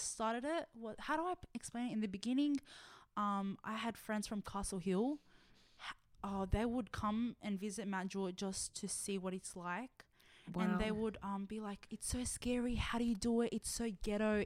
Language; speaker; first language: English; non-native, local second language; Arabic